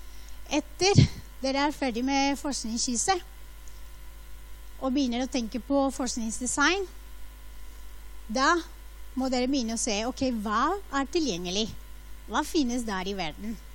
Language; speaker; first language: Norwegian; non-native, fluent; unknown